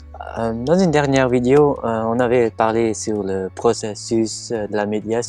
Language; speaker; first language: French; non-native, fluent; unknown